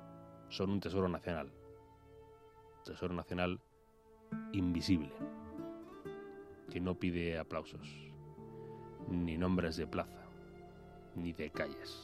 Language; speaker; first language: Spanish; native; Spanish